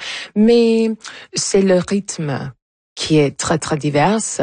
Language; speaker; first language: French; non-native, local second language; English